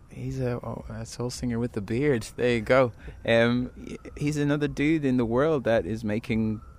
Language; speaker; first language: English; native; English